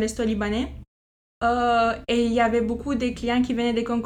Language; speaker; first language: French; non-native, fluent; Romanian